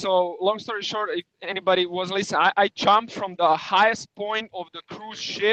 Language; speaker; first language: English; non-native, fluent; Serbian